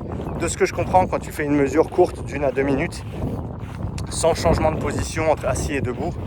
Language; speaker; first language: French; native; French